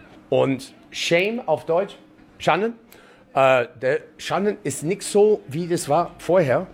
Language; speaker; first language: German; non-native, learner; English